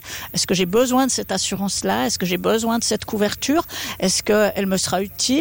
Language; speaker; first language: French; native; French